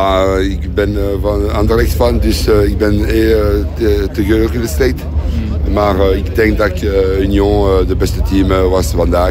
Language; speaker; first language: Dutch; non-native, local second language; French